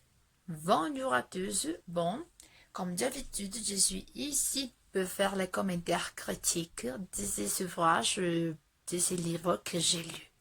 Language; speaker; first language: French; non-native, fluent; Spanish